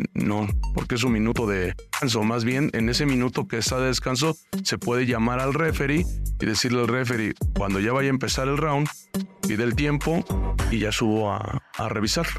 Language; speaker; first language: Spanish; native; Spanish